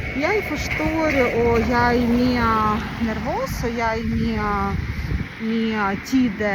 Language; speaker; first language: Norwegian; non-native, learner; Ukrainian